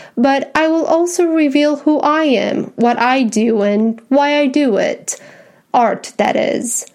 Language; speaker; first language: English; non-native, fluent; Romanian